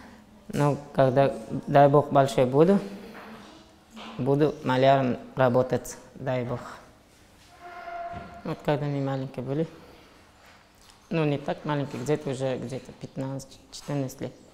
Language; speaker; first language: Russian; non-native, local second language; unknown